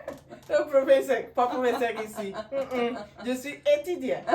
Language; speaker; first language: French; non-native, learner; Spanish